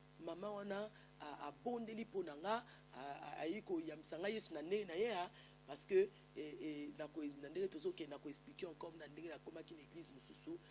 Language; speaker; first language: Lingala; native; Lingala